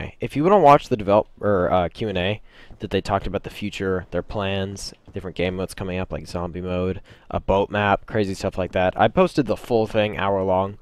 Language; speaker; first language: English; native; English